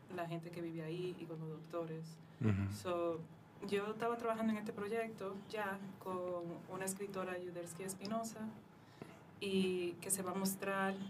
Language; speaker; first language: Spanish; early bilingual, heritage; Spanish